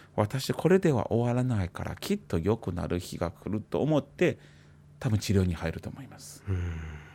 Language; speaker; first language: Japanese; non-native, fluent; Chinese